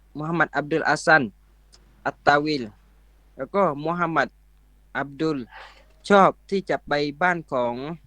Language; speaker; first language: Thai; non-native, local second language; Pattani Malay